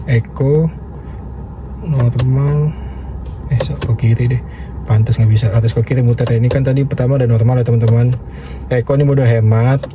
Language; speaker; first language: Indonesian; native; Indonesian